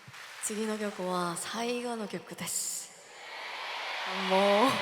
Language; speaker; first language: Japanese; non-native, learner; Korean